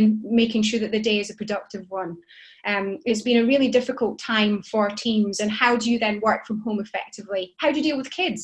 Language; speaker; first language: English; native; English